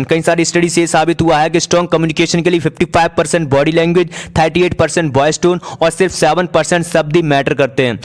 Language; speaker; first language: Hindi; native; Hindi